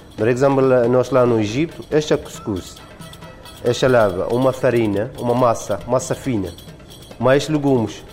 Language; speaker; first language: Portuguese; non-native, learner; Arabic